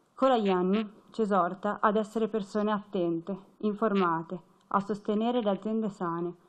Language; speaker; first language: Italian; native; Italian